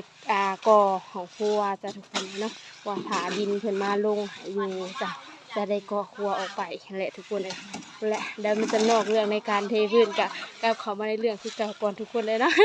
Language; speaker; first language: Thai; non-native, local second language; Northeastern Thai